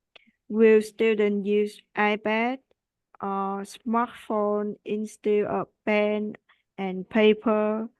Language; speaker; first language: English; non-native, learner; Vietnamese